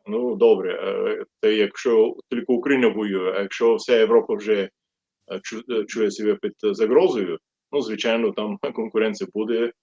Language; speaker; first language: Ukrainian; non-native, fluent; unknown